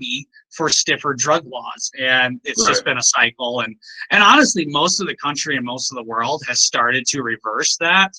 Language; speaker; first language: English; native; English